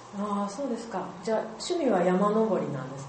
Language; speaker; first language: Japanese; native; Japanese